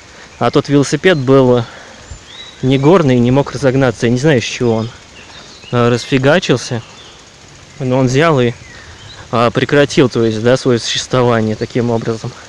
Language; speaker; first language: Russian; native; Russian